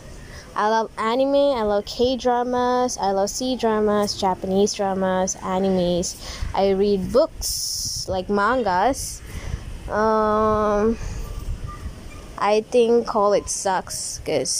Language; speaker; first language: English; non-native, local second language; Tamil